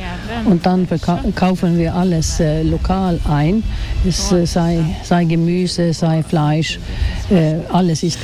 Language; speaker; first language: German; non-native, fluent; Swedish